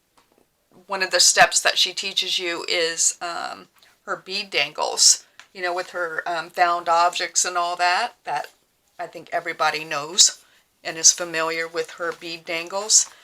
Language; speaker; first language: English; native; English